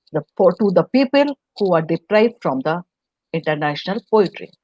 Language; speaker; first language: English; non-native, local second language; Hindi